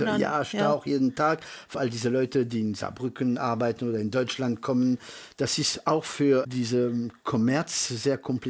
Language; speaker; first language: German; early bilingual, heritage; French